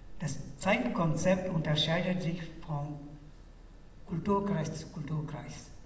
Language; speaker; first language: German; non-native, fluent; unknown